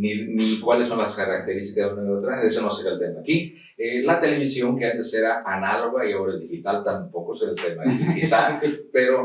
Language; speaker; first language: Spanish; native; Spanish